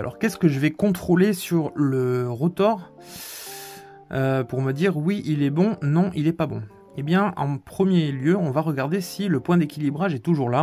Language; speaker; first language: French; native; French